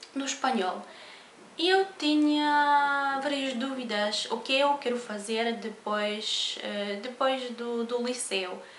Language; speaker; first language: Portuguese; non-native, fluent; Polish